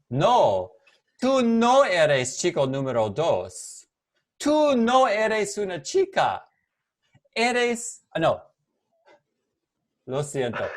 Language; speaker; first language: Spanish; non-native, fluent; English